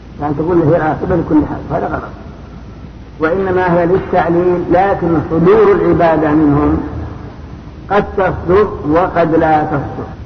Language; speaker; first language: Arabic; native; Arabic